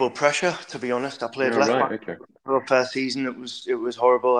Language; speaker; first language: English; native; English